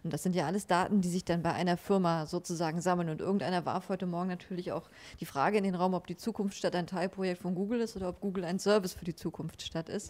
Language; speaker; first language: German; native; German